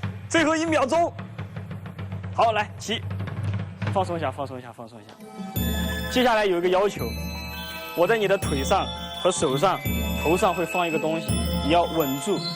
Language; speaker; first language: Chinese; native; Chinese